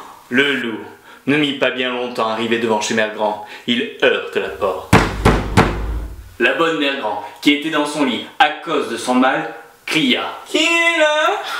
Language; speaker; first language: French; native; French